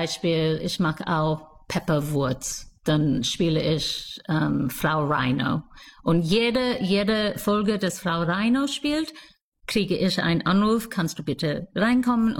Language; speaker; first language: German; non-native, fluent; English